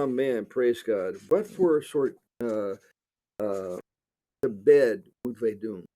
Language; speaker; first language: Dutch; non-native, fluent; English